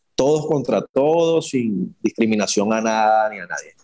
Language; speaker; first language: Spanish; native; Spanish